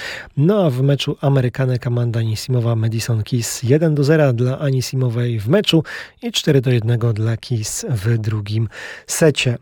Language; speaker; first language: Polish; native; Polish